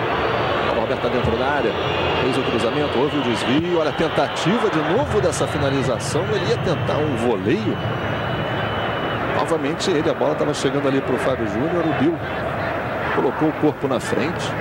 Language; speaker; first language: Portuguese; native; Portuguese